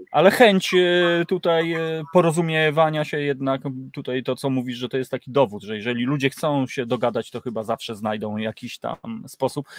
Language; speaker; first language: Polish; native; Polish